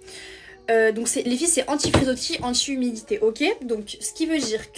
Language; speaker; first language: French; native; French